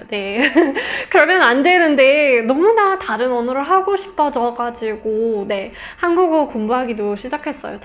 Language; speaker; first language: Korean; non-native, fluent; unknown